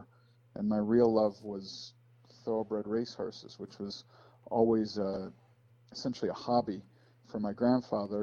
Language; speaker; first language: English; native; English